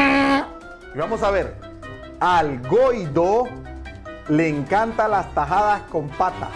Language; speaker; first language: Spanish; native; Spanish